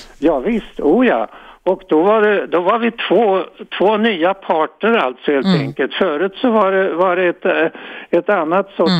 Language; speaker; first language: Swedish; native; Swedish